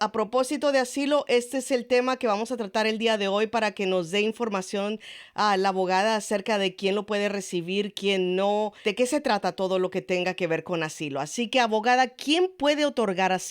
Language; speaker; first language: Spanish; native; Spanish